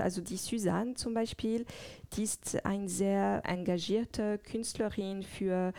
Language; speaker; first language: German; non-native, fluent; French